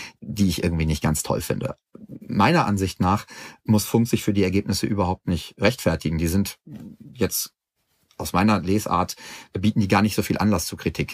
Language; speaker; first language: German; native; German